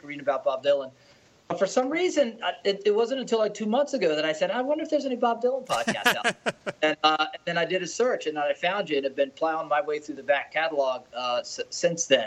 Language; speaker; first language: English; native; English